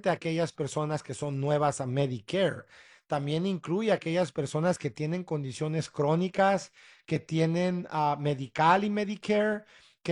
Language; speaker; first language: Spanish; early bilingual, heritage; Spanish